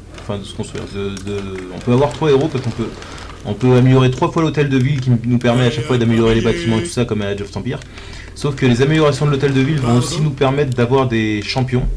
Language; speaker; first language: French; native; French